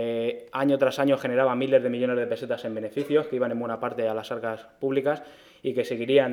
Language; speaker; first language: Spanish; native; Spanish